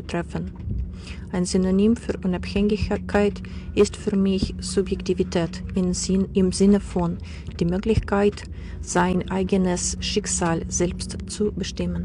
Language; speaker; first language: German; non-native, fluent; Ukrainian